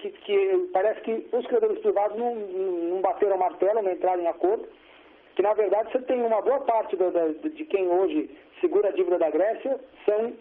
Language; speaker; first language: Portuguese; native; Portuguese